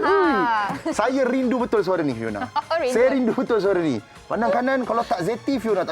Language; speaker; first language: Malay; native; Malay